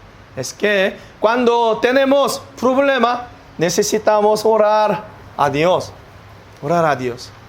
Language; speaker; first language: Spanish; non-native, learner; Korean